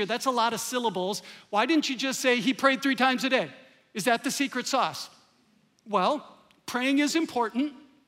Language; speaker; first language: English; native; English